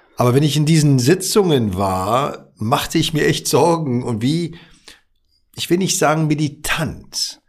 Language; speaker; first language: German; early bilingual, other home language; Arabic